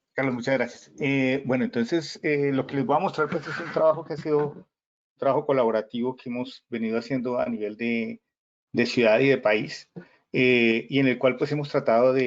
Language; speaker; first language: Spanish; native; Spanish